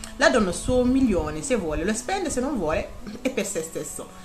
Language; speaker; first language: Italian; non-native, fluent; Wolof